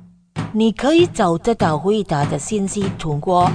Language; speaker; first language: Chinese; non-native, fluent; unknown